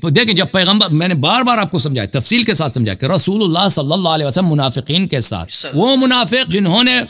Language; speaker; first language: Urdu; non-native, fluent; Persian